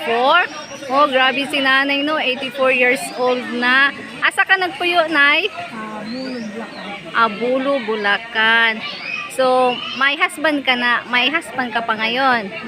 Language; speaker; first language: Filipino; non-native, local second language; Cebuano